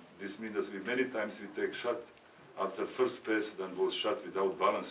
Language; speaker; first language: English; non-native, learner; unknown